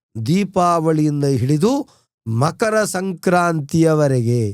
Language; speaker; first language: Kannada; non-native, local second language; Tulu